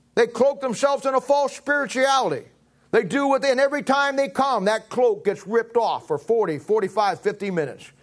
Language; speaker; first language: English; native; English